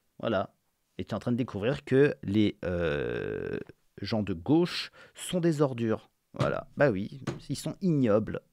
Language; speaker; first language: French; native; French